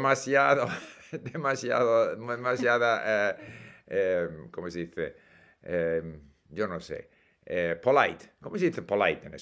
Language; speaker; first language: Spanish; non-native, fluent; English